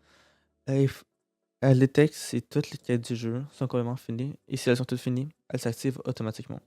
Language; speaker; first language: French; native; French